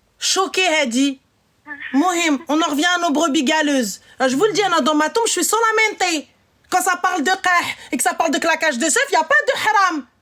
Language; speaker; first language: French; early bilingual, other home language; Arabic